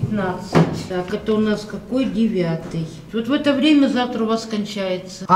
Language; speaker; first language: Russian; native; Russian